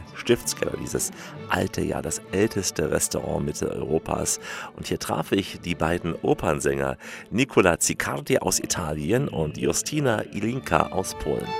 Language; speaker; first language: German; native; German